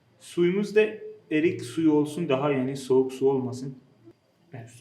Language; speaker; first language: Turkish; non-native, fluent; Persian